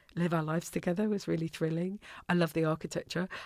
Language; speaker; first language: English; native; English